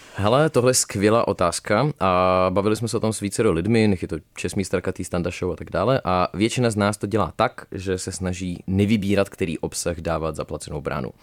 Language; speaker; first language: Czech; early bilingual, other home language; Russian